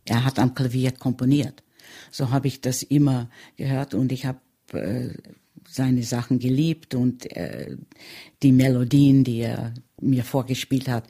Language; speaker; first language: German; early bilingual, heritage; German